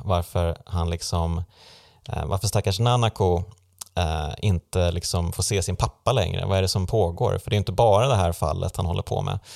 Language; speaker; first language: Swedish; native; Swedish